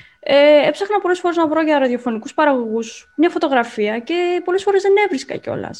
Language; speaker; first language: Greek; native; Greek